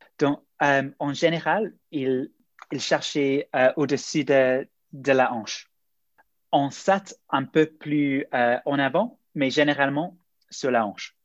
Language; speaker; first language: French; non-native, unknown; English